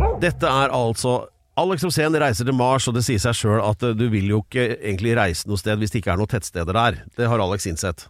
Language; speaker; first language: Norwegian; native; Norwegian